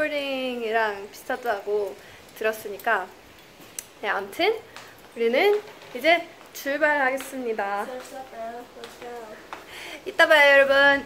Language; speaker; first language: Korean; non-native, fluent; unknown